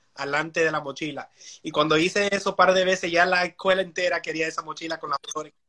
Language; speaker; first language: Spanish; early bilingual, heritage; Spanish